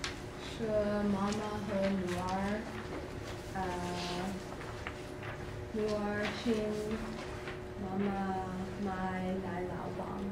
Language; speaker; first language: Chinese; non-native, learner; English